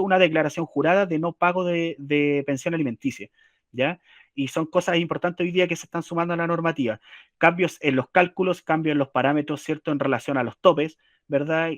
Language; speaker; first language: Spanish; native; Spanish